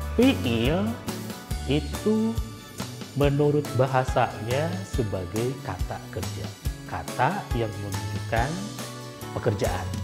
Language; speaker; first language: Indonesian; non-native, local second language; Sundanese